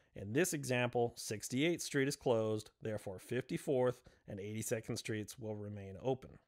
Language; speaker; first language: English; native; English